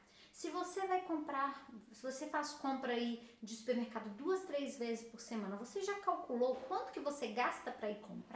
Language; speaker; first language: Portuguese; native; Portuguese